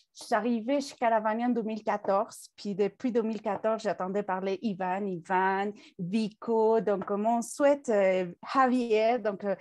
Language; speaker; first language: French; non-native, fluent; Spanish